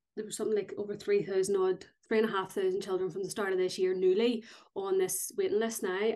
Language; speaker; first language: English; native; English